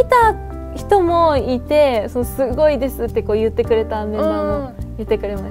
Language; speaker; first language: Japanese; native; Japanese